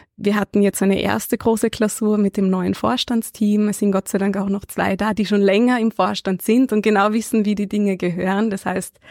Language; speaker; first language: German; native; German